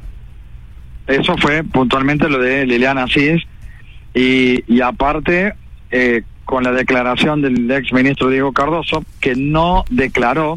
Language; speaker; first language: Spanish; native; Spanish